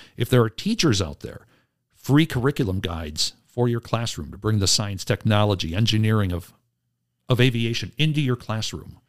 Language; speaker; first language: English; native; English